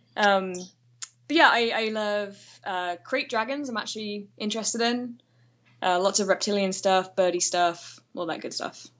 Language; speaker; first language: English; native; English